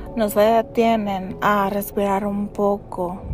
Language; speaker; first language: Spanish; early bilingual, heritage; Spanish